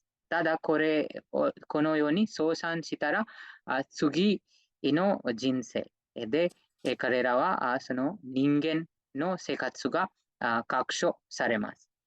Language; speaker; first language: Japanese; non-native, fluent; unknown